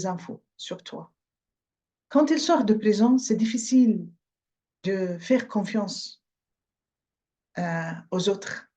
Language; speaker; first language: French; non-native, fluent; Arabic